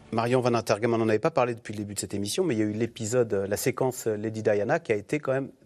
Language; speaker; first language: French; native; French